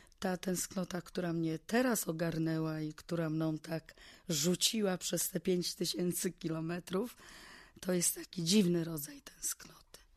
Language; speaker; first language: Polish; native; Polish